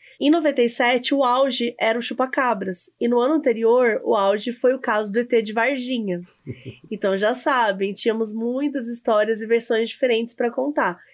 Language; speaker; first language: Portuguese; native; Portuguese